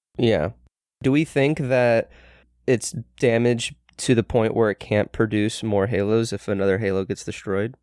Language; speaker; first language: English; native; English